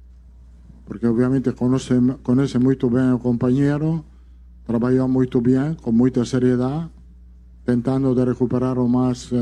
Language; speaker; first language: Portuguese; non-native, learner; Italian